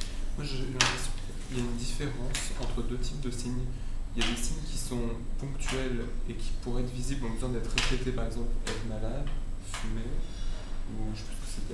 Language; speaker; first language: French; native; French